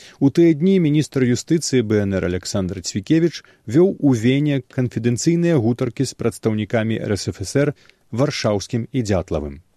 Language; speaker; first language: Belarusian; native; Belarusian